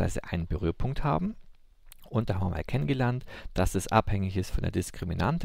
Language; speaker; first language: German; native; German